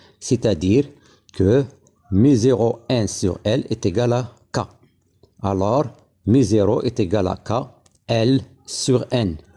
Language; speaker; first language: French; non-native, local second language; Arabic